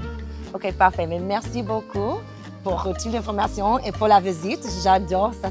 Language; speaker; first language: French; non-native, fluent; English